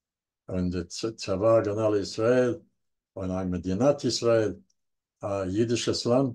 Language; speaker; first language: German; non-native, learner; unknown